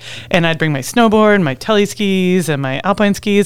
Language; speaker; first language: English; native; English